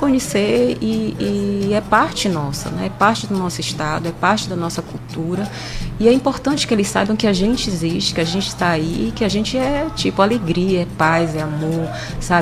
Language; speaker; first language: Portuguese; native; Portuguese